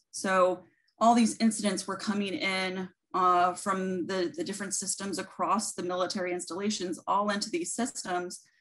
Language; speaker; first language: English; native; English